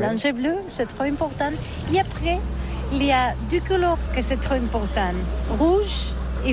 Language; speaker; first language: French; non-native, learner; Catalan